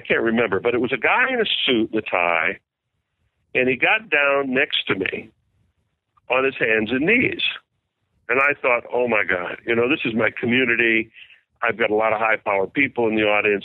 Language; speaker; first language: English; native; English